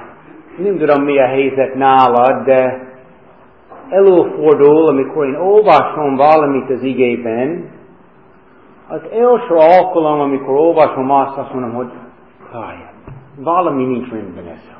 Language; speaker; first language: Hungarian; non-native, fluent; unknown